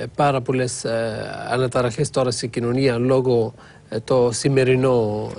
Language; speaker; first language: Greek; non-native, fluent; French